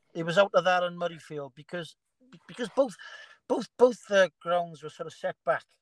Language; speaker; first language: English; native; English